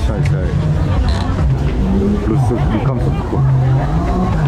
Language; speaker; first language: Thai; non-native, learner; Korean